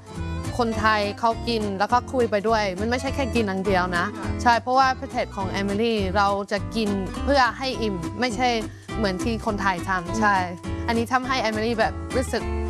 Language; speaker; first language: Thai; non-native, fluent; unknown